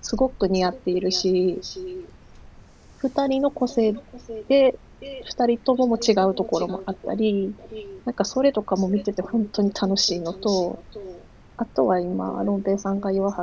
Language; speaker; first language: Japanese; native; Japanese